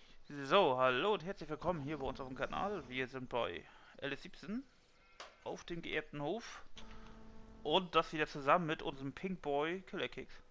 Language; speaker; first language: German; native; German